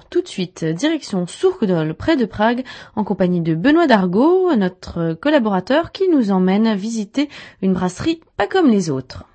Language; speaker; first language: French; native; French